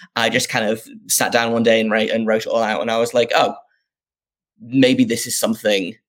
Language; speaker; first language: English; native; English